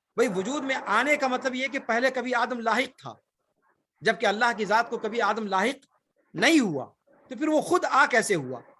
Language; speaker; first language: Urdu; native; Urdu